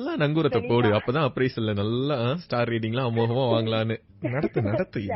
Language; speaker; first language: Tamil; native; Tamil